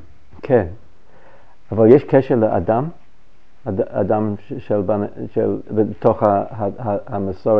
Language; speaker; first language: Hebrew; non-native, fluent; English